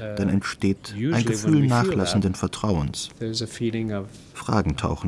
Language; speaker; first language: German; native; German